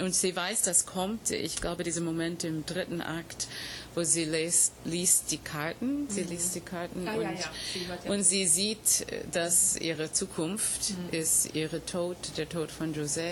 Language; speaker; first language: German; non-native, fluent; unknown